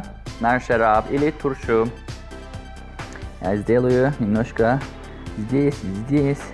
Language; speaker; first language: Russian; non-native, learner; Azerbaijani